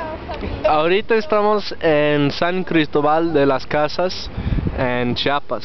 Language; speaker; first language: Spanish; non-native, learner; English